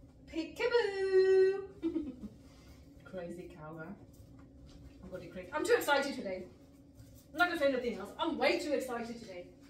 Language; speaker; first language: English; early bilingual, other home language; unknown